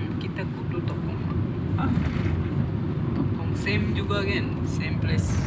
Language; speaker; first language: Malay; non-native, learner; Bangla